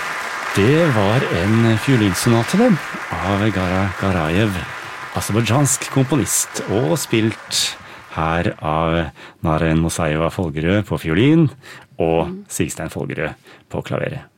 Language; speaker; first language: Norwegian; native; Norwegian